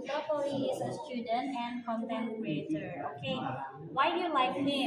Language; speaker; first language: English; non-native, fluent; Indonesian